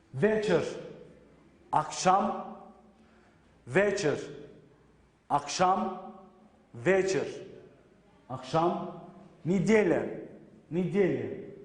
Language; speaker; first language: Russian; non-native, learner; Turkish